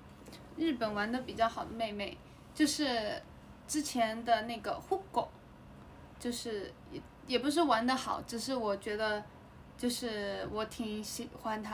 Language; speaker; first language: Chinese; native; Chinese